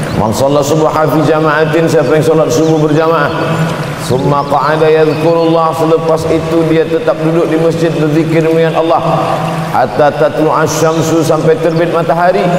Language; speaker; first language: Malay; native; Malay